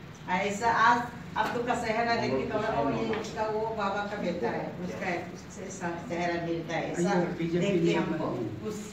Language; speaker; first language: Hindi; non-native, local second language; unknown